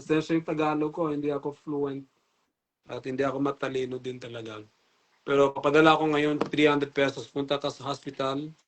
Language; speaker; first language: Filipino; non-native, learner; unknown